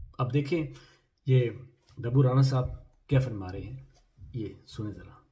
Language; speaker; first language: Urdu; non-native, local second language; Punjabi